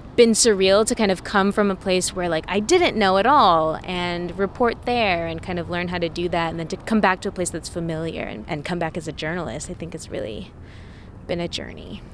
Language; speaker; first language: English; native; English